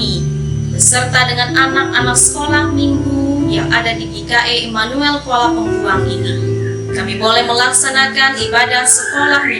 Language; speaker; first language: Indonesian; native; Indonesian